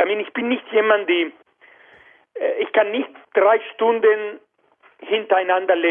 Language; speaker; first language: German; non-native, learner; Spanish